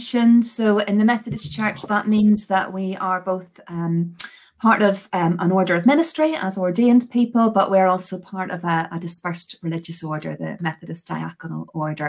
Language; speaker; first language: English; native; English